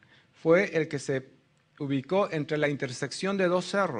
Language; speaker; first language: Spanish; native; Spanish